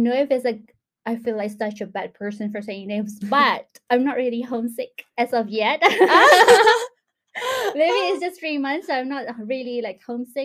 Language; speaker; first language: English; non-native, local second language; Malay